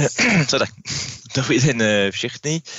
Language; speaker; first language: Czech; non-native, learner; French